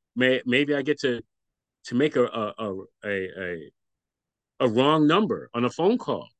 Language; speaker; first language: English; native; English